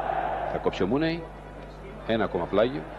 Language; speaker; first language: Greek; native; Greek